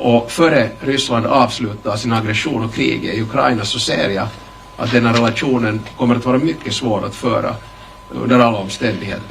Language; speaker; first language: Swedish; native; Swedish